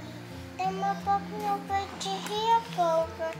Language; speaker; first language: Dutch; early bilingual, other home language; Indonesian